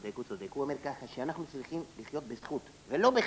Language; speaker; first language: Hebrew; native; Hebrew